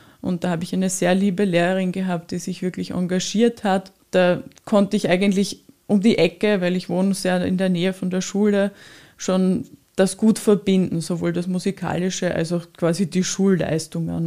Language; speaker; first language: German; native; German